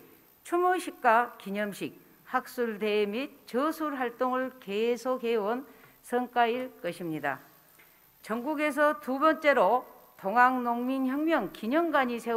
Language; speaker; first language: Korean; native; Korean